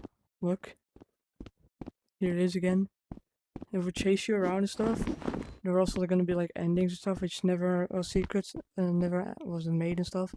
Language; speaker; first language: English; non-native, fluent; Dutch